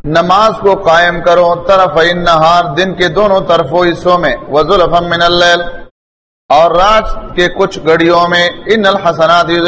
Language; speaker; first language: Urdu; non-native, local second language; Pashto